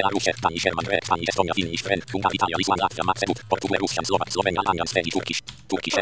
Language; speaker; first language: Polish; native; Polish